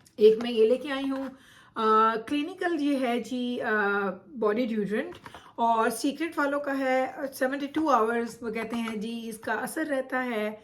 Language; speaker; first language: Urdu; native; Urdu